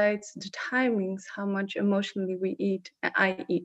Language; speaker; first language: English; non-native, fluent; Dutch